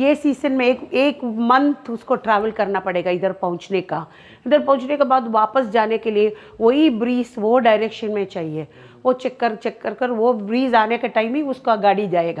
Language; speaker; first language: Hindi; non-native, local second language; Malayalam